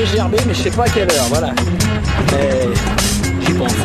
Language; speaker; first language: French; native; French